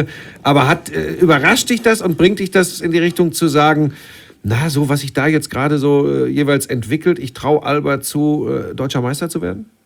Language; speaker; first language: German; native; German